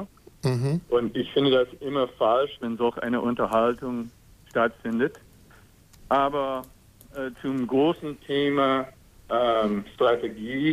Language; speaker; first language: German; non-native, fluent; English